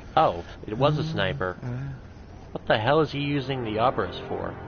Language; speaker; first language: English; native; English